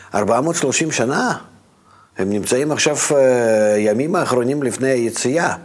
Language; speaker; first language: Hebrew; non-native, fluent; Russian